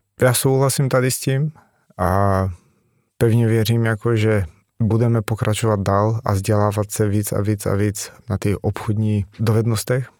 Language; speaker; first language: Czech; non-native, fluent; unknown